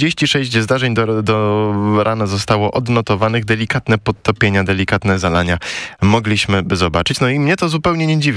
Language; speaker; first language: Polish; native; Polish